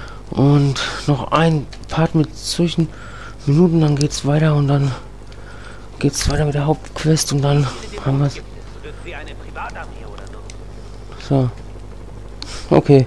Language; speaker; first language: German; native; German